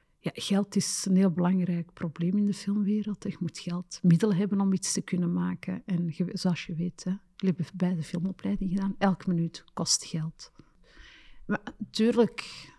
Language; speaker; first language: Dutch; early bilingual, other home language; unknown